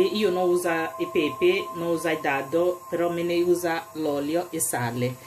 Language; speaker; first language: Italian; non-native, learner; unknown